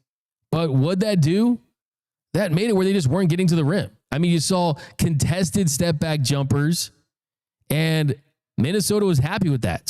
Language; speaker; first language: English; native; English